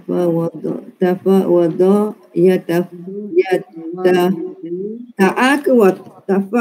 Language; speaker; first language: Arabic; non-native, learner; Malay